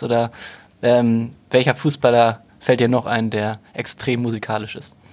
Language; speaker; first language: German; native; German